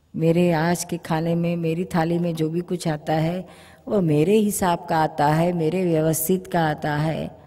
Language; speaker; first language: Hindi; non-native, local second language; Gujarati